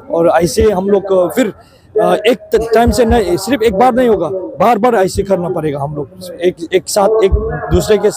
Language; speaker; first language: Hindi; non-native, fluent; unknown